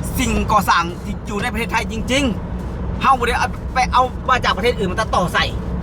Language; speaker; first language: Thai; native; Thai